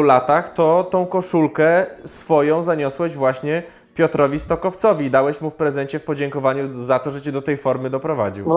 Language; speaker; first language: Polish; native; Polish